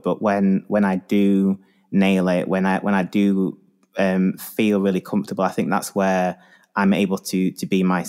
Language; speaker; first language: English; native; English